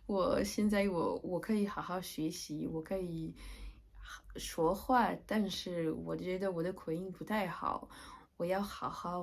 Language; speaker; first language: Chinese; non-native, learner; French